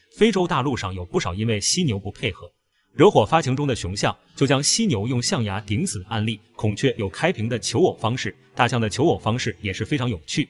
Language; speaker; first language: Chinese; native; Chinese